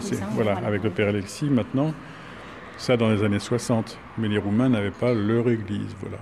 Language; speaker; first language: French; native; French